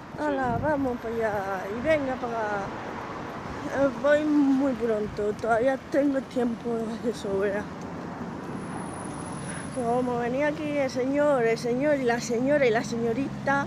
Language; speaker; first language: Spanish; native; Spanish